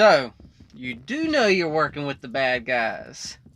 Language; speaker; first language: English; native; English